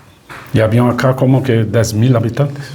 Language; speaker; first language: Spanish; non-native, learner; Portuguese